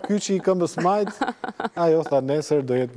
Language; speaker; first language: Albanian; native; Albanian